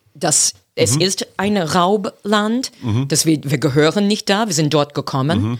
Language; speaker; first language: German; non-native, fluent; English